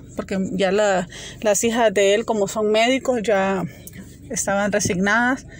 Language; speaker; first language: Spanish; native; Spanish